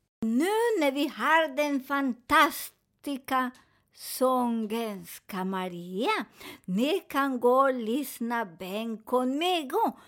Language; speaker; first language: Swedish; non-native, learner; Spanish